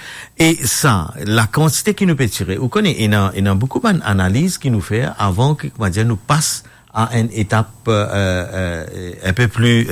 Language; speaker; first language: French; non-native, local second language; Morisyen